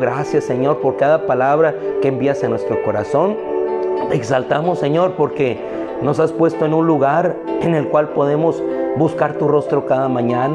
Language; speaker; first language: Spanish; native; Spanish